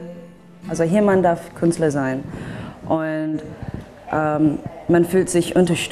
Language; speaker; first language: German; non-native, fluent; English